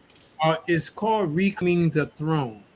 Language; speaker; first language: English; native; English